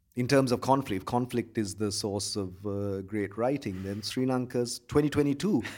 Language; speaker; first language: English; non-native, local second language; Sinhala